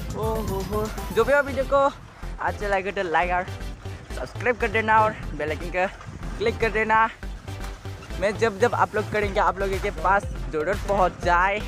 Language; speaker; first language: Hindi; non-native, local second language; Bodo